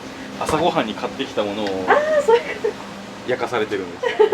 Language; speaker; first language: Japanese; native; Japanese